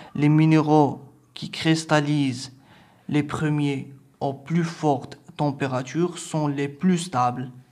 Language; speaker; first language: French; non-native, local second language; Arabic